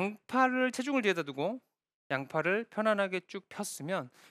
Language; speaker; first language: Korean; native; Korean